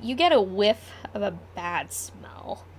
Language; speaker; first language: English; native; English